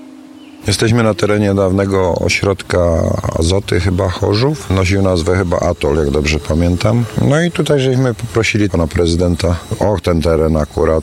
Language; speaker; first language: Polish; native; Polish